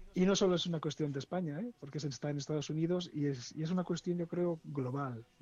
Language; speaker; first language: Spanish; native; Spanish